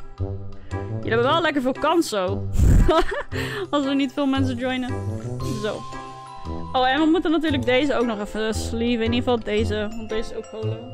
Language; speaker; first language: Dutch; native; Dutch